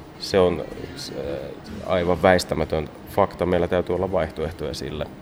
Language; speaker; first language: Finnish; native; Finnish